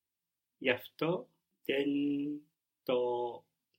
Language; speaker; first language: Greek; non-native, learner; English